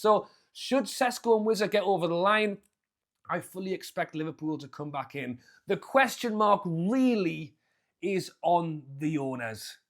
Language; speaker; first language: English; native; English